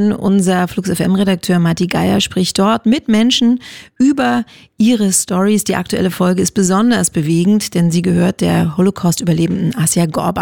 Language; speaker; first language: German; native; German